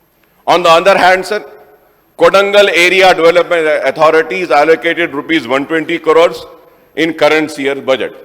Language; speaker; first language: English; non-native, local second language; Urdu